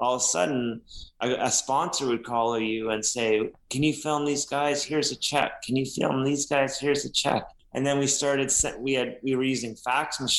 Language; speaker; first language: English; native; English